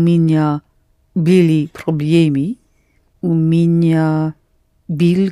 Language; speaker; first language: Russian; non-native, learner; English